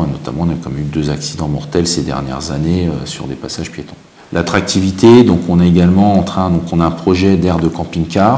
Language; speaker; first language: French; native; French